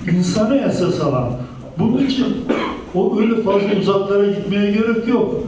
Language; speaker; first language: Turkish; native; Turkish